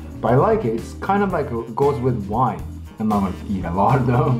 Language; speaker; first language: English; non-native, fluent; Japanese